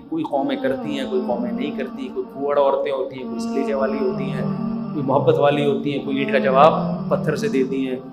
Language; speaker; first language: Urdu; native; Urdu